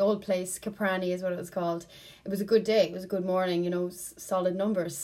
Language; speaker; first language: English; native; English